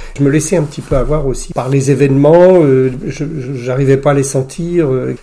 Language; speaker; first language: French; native; French